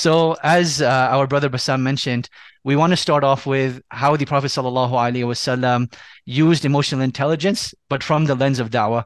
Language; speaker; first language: English; native; English